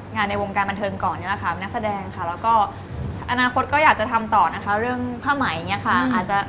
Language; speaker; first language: Thai; native; Thai